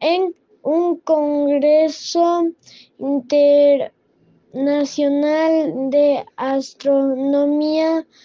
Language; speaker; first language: Spanish; non-native, learner; French